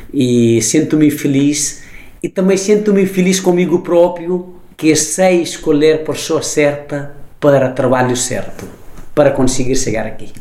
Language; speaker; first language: Portuguese; non-native, fluent; Nepali